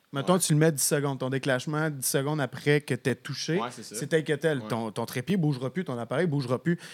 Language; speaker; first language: French; native; French